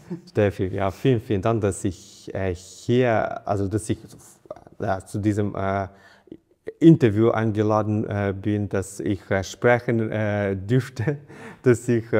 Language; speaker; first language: German; non-native, fluent; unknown